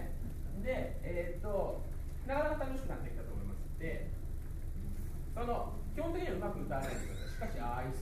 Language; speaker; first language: Japanese; native; Japanese